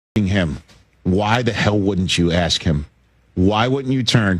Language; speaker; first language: English; native; English